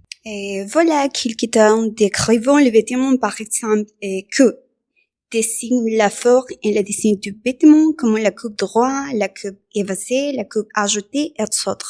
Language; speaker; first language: French; non-native, learner; Spanish